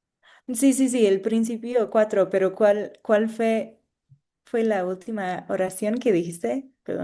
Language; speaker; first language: Spanish; non-native, fluent; English